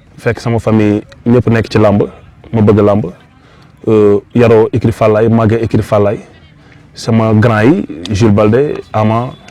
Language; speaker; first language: Wolof; non-native, local second language; Fula